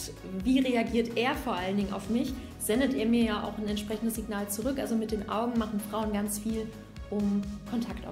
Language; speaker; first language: German; native; German